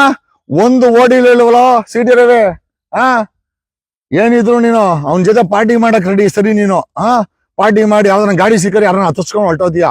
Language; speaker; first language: Kannada; native; Kannada